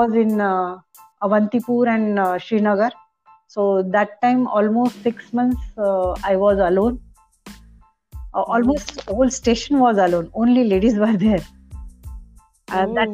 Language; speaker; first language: English; non-native, local second language; Marathi